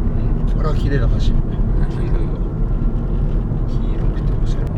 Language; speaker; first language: Japanese; native; Japanese